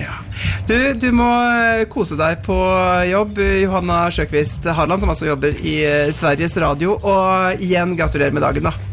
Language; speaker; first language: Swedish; non-native, learner; Norwegian